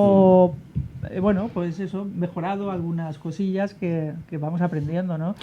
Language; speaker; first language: Spanish; native; Spanish